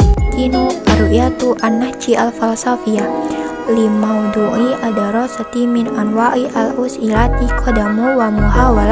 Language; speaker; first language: Arabic; non-native, learner; Indonesian